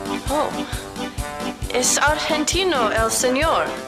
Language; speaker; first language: Spanish; native; Spanish